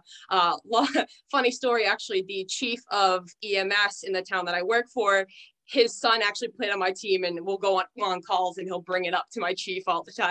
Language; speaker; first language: English; native; English